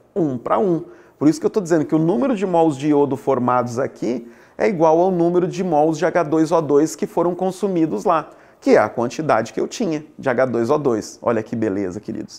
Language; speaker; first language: Portuguese; native; Portuguese